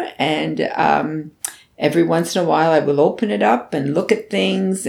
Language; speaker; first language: English; native; English